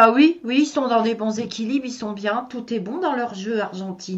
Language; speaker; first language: French; native; French